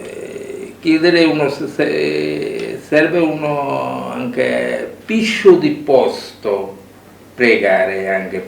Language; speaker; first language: Italian; non-native, learner; Bangla